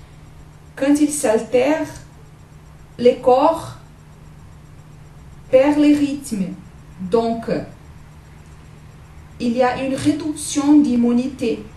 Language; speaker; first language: French; non-native, learner; Portuguese